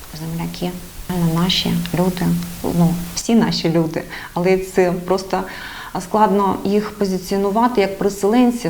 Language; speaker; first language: Ukrainian; native; Ukrainian